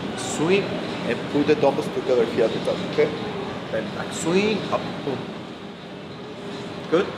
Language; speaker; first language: English; non-native, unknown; Spanish